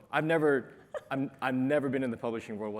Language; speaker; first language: English; native; English